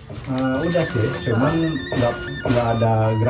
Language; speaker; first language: Indonesian; native; Indonesian